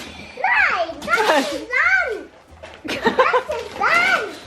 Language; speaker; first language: German; early bilingual, other home language; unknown